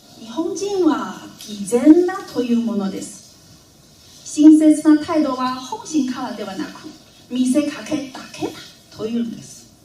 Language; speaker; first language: Japanese; non-native, fluent; Vietnamese